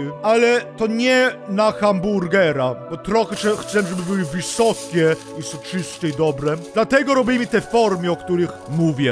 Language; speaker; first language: Polish; non-native, learner; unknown